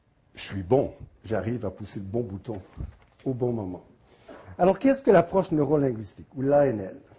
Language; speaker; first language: French; native; French